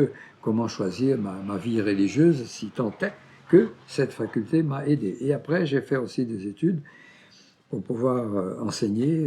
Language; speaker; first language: French; non-native, fluent; Portuguese